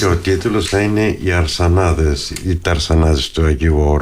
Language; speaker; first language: Greek; native; Greek